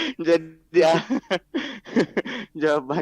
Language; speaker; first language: Indonesian; non-native, learner; Malay